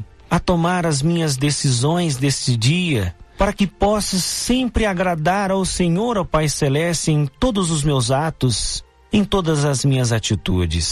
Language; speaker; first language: Portuguese; native; Portuguese